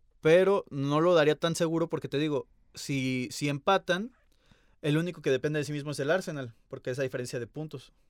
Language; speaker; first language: Spanish; native; Spanish